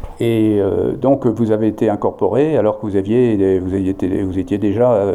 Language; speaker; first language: French; native; French